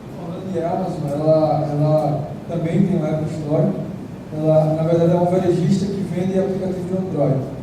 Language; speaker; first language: Portuguese; native; Portuguese